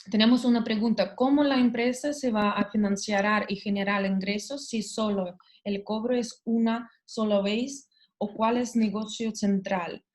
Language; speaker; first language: Spanish; non-native, learner; Russian